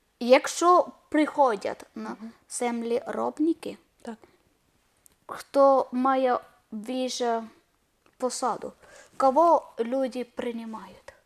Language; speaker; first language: Ukrainian; non-native, learner; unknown